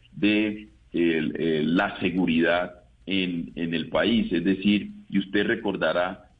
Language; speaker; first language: Spanish; native; Spanish